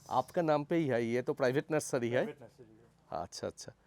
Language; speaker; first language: Hindi; non-native, local second language; Bangla